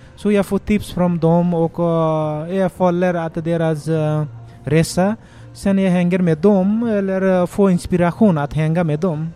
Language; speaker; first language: Swedish; non-native, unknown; Nepali